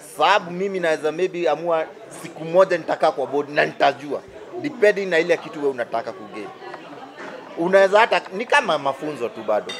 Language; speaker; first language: Swahili; non-native, local second language; Kikuyu